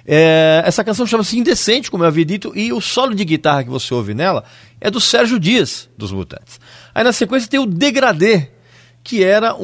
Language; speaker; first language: Portuguese; native; Portuguese